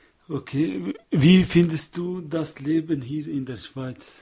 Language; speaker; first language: German; non-native, learner; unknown